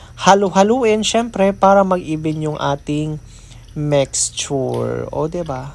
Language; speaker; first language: Filipino; non-native, local second language; Waray